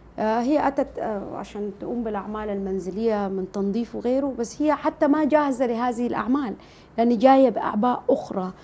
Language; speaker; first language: Arabic; non-native, local second language; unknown